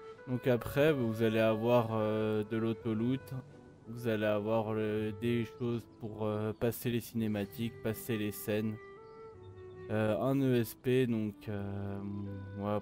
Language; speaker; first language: French; native; French